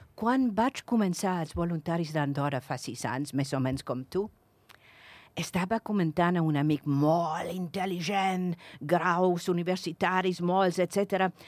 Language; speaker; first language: Catalan; non-native, fluent; English